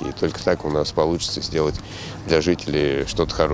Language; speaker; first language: Russian; native; Russian